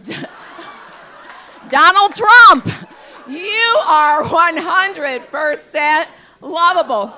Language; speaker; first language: English; native; English